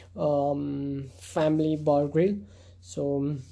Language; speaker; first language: English; non-native, local second language; Nepali